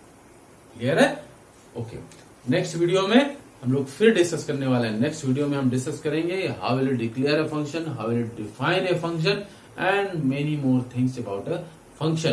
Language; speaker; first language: Hindi; native; Hindi